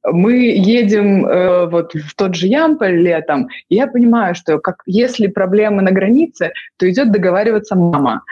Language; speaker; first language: Russian; native; Russian